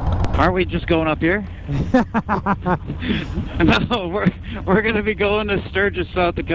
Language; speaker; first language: English; native; English